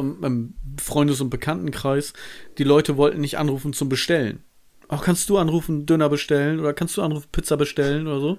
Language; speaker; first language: German; native; German